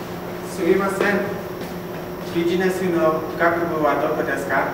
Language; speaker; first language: Japanese; non-native, learner; English